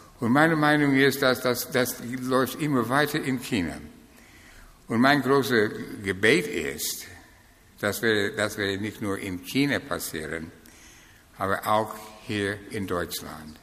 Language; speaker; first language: German; non-native, fluent; English